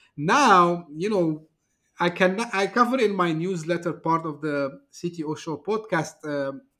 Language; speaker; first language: English; non-native, fluent; Turkish